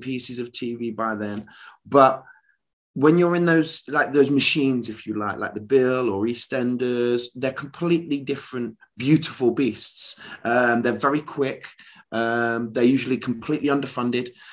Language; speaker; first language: English; native; English